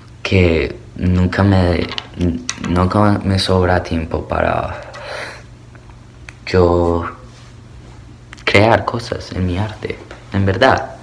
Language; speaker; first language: Spanish; early bilingual, heritage; Spanish